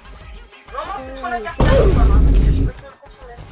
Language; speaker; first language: French; native; French